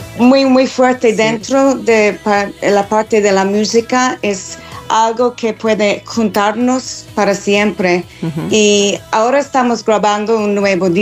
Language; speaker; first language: Spanish; non-native, fluent; English